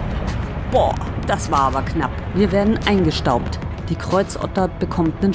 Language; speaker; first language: German; native; German